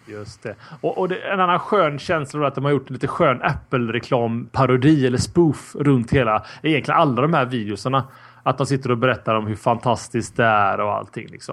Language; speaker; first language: Swedish; native; Swedish